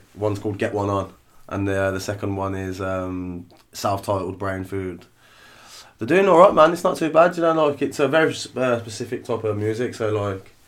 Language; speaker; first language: English; native; English